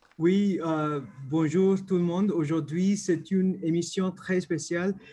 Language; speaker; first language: French; non-native, fluent; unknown